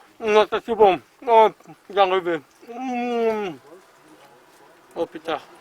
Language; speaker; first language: French; native; French